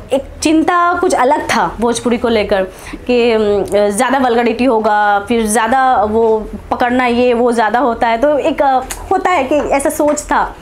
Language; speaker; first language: Hindi; non-native, local second language; Bangla